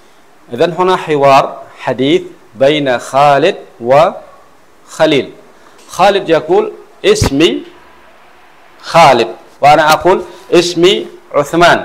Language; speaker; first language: Arabic; non-native, fluent; Western Cham